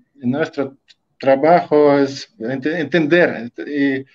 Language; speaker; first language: Spanish; non-native, fluent; Russian